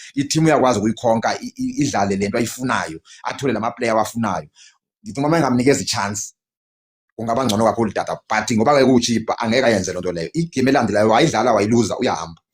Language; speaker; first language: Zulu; non-native, local second language; Xhosa